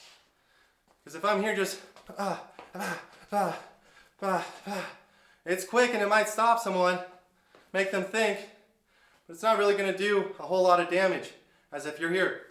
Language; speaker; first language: English; native; English